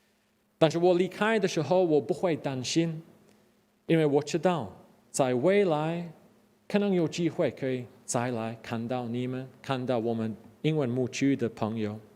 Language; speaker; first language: Chinese; non-native, fluent; English